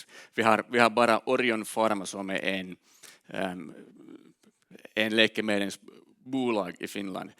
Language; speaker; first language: Swedish; non-native, local second language; Finnish